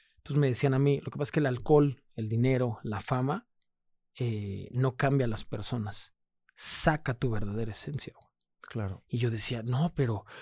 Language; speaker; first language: Spanish; native; Spanish